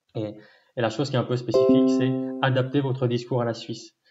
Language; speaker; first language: French; native; French